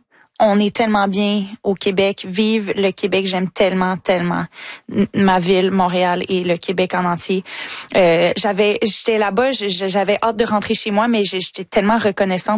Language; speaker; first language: French; native; French